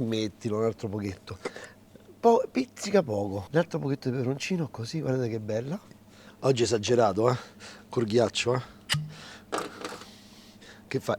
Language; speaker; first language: Italian; native; Italian